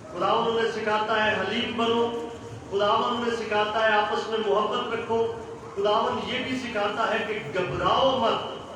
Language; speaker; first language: Urdu; non-native, local second language; Punjabi